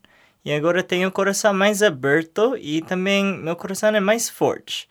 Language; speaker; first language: Portuguese; non-native, learner; English